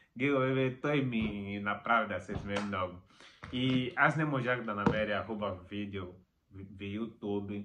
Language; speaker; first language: Bulgarian; non-native, learner; Macedonian